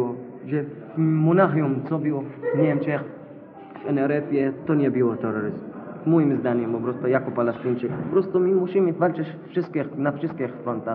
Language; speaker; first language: Polish; non-native, learner; Arabic